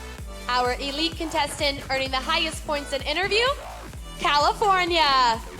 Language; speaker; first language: English; native; English